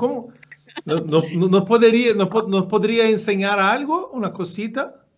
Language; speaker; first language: Spanish; non-native, fluent; Portuguese